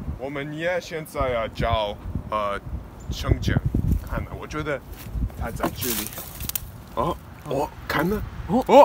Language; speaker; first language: Chinese; non-native, learner; English